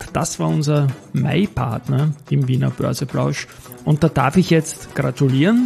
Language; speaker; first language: German; native; German